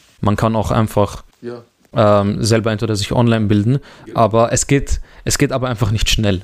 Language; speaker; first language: German; early bilingual, other home language; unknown